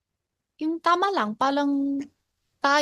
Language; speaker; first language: Filipino; non-native, learner; Chinese